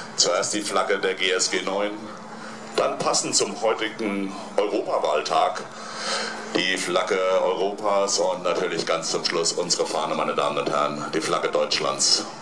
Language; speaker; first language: German; native; German